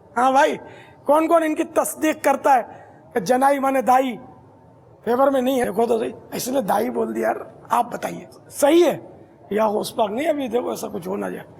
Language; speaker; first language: Urdu; non-native, local second language; Memoni